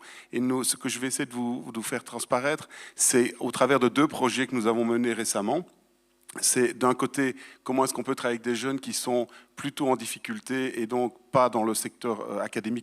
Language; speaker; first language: French; native; French